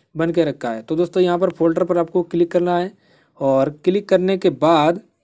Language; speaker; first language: Hindi; native; Hindi